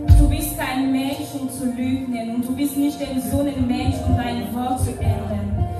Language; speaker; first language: German; non-native, fluent; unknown